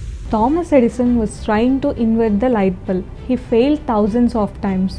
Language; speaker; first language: English; non-native, local second language; Telugu